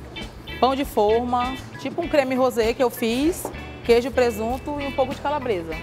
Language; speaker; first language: Portuguese; native; Portuguese